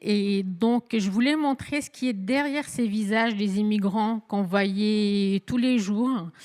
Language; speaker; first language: French; non-native, fluent; Arabic